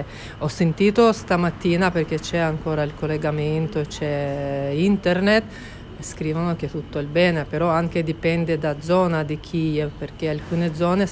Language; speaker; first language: Italian; non-native, fluent; Ukrainian